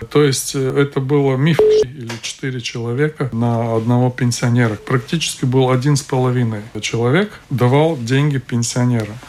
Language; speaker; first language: Russian; non-native, local second language; Latvian